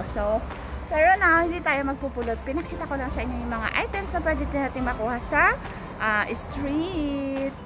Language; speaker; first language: Filipino; native; Filipino